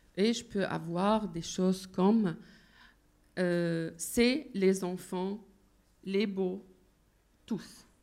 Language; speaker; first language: French; non-native, fluent; Arabic